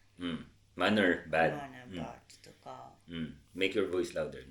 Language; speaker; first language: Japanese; non-native, learner; Filipino